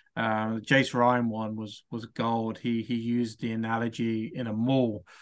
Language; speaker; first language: English; native; English